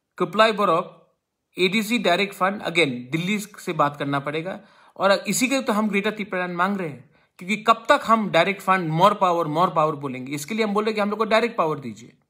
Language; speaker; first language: Hindi; non-native, local second language; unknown